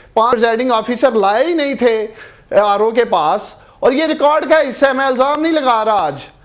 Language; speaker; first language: Urdu; non-native, local second language; Punjabi